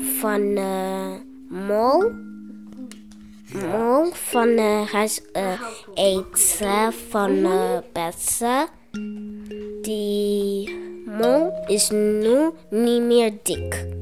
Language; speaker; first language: Dutch; non-native, learner; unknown